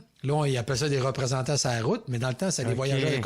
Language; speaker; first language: French; native; French